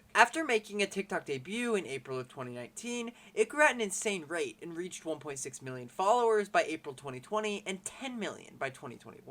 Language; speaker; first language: English; native; English